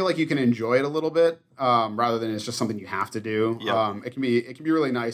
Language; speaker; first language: English; native; English